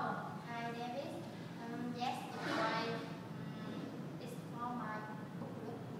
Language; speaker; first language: English; non-native, learner; Vietnamese